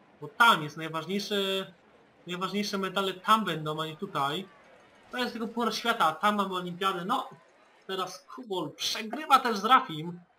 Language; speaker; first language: Polish; native; Polish